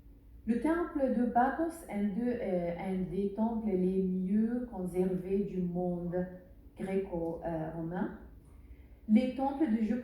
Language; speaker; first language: French; non-native, learner; Arabic